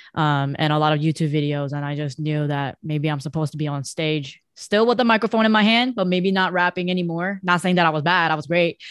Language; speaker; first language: English; early bilingual, other home language; Korean